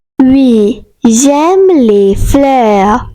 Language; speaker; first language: French; non-native, fluent; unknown